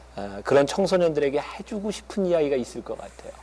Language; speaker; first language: Korean; native; Korean